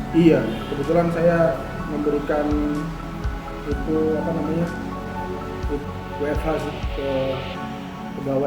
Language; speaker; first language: Indonesian; native; Indonesian